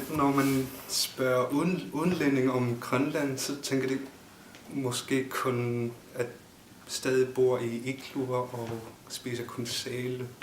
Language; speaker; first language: Danish; non-native, local second language; Kalaallisut